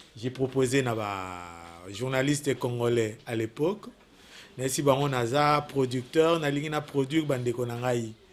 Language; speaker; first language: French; non-native, local second language; Lingala